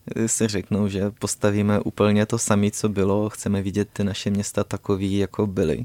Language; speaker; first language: Czech; non-native, fluent; Ukrainian